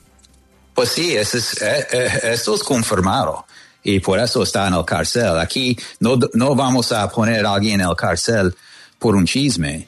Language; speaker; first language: Spanish; non-native, fluent; English